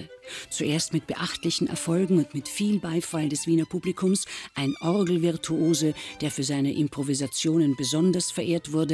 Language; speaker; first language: German; native; German